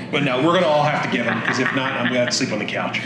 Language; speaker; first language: English; native; English